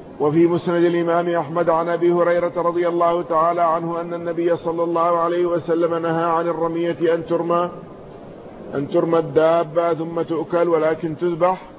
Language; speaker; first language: Arabic; native; Arabic